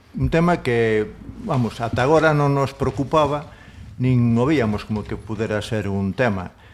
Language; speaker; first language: Galician; non-native, local second language; Spanish